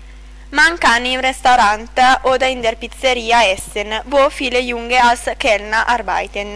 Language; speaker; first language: German; non-native, learner; Italian